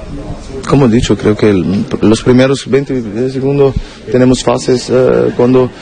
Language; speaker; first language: Spanish; non-native, learner; German